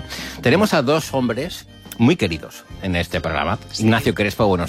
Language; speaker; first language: Spanish; native; Spanish